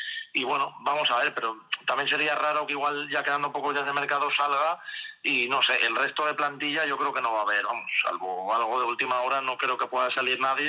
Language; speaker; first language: Spanish; native; Spanish